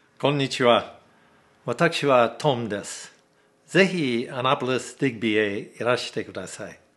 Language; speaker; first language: Japanese; non-native, fluent; English